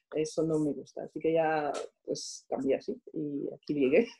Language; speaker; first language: Spanish; non-native, fluent; French